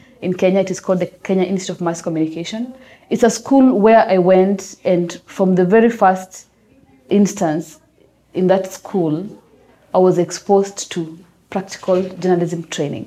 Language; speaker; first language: English; non-native, local second language; Kamba